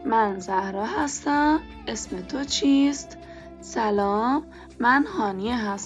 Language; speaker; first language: Persian; non-native, fluent; Arabic